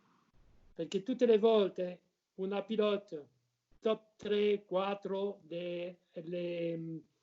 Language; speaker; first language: Italian; non-native, learner; French